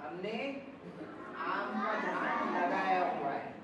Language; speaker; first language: Hindi; non-native, local second language; Marathi